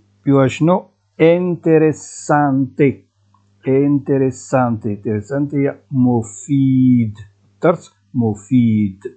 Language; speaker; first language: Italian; non-native, fluent; Arabic